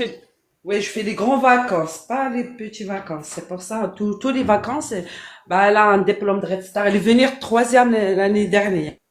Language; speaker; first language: French; non-native, learner; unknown